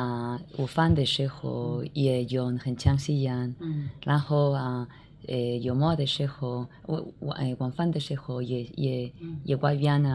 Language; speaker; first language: Chinese; non-native, learner; Spanish